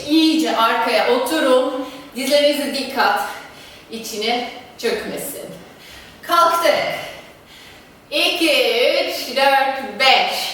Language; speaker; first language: Turkish; non-native, fluent; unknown